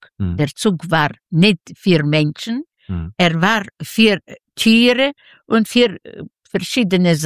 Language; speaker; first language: German; non-native, learner; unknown